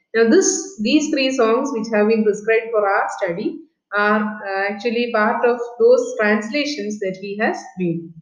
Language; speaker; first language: English; non-native, local second language; Malayalam